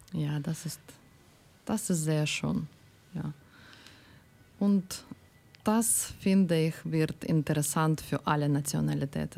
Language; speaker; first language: German; non-native, learner; Ukrainian